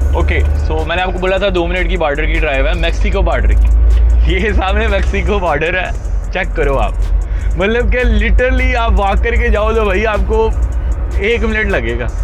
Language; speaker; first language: Urdu; non-native, local second language; Punjabi